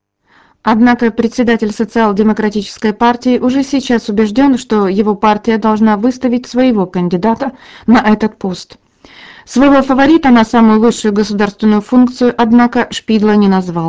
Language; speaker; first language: Russian; native; Russian